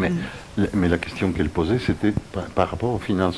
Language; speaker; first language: French; non-native, fluent; Spanish